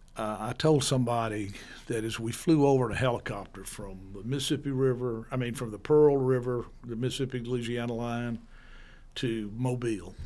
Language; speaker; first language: English; native; English